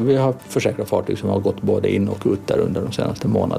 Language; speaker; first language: Swedish; native; Swedish